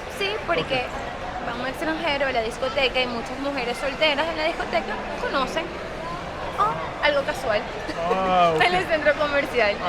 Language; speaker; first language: Spanish; native; Spanish